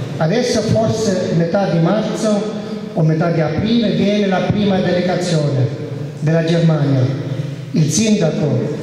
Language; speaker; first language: Italian; early bilingual, heritage; German